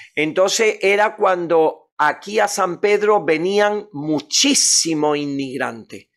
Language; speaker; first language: Spanish; native; Spanish